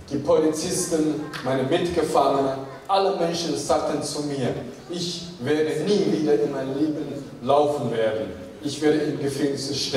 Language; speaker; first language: German; non-native, fluent; Chinese